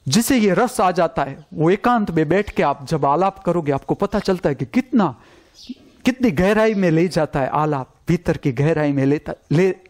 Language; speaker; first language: Hindi; non-native, local second language; Gujarati